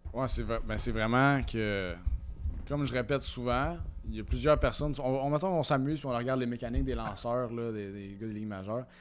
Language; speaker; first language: French; native; French